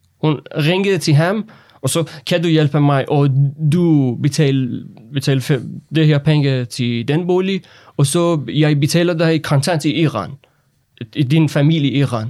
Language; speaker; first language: Danish; non-native, learner; Persian